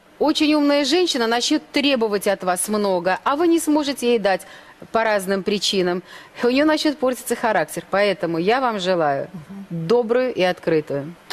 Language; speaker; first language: Russian; native; Russian